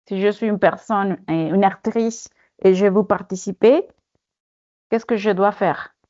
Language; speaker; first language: French; non-native, fluent; Spanish